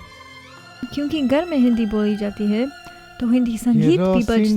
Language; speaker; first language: Hindi; early bilingual, heritage; English